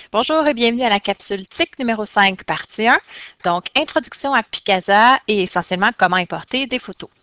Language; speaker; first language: French; native; French